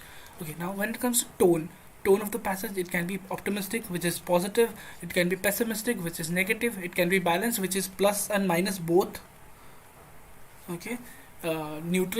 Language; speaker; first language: English; non-native, local second language; Hindi